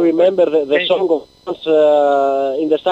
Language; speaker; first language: English; non-native, learner; Greek